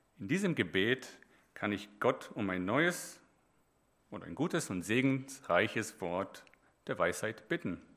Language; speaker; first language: German; native; German